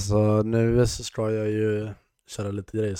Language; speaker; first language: Swedish; native; Swedish